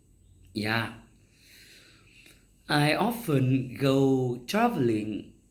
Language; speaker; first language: English; non-native, learner; Vietnamese